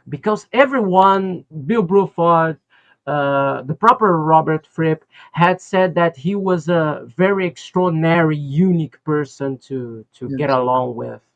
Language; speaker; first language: English; non-native, fluent; Portuguese